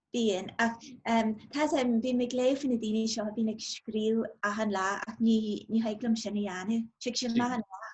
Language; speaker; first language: Irish; non-native, local second language; English